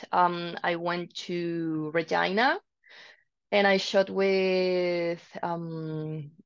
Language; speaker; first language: English; non-native, fluent; Spanish